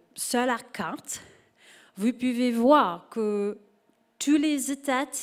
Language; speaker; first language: French; non-native, learner; English